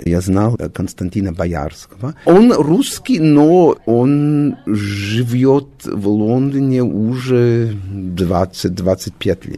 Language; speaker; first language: Russian; non-native, learner; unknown